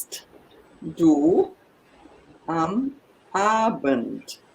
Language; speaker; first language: German; non-native, fluent; English